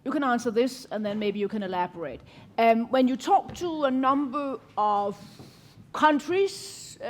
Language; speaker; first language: English; non-native, fluent; Danish